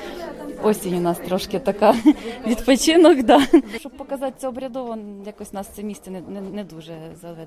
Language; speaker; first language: Ukrainian; native; Ukrainian